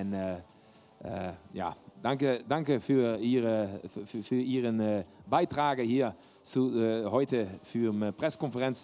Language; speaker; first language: German; non-native, learner; Dutch